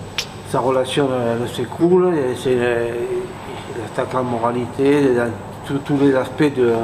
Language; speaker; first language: French; native; French